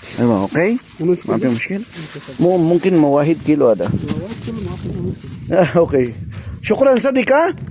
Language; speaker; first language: Arabic; non-native, learner; Filipino